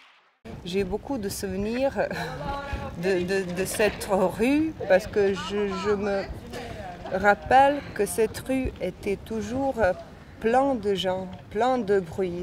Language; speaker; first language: French; non-native, fluent; Bosnian